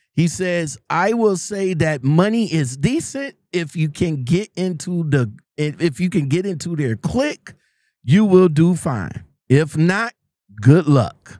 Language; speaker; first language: English; native; English